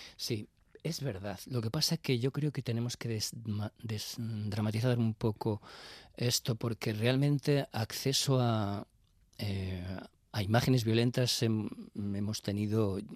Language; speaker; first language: Spanish; native; Spanish